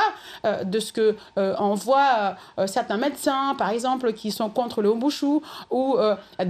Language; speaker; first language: French; non-native, local second language; Comorian